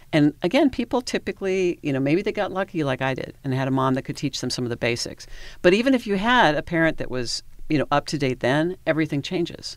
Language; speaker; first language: English; native; English